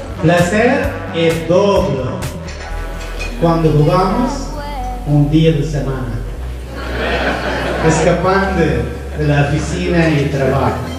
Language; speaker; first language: Spanish; non-native, learner; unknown